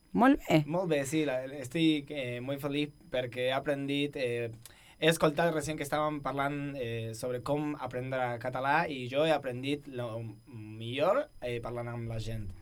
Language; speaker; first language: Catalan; non-native, learner; Spanish